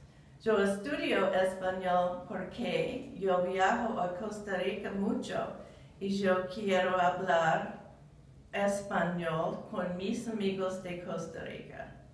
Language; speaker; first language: Spanish; non-native, learner; English